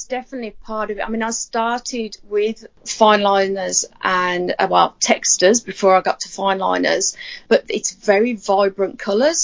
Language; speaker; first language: English; native; English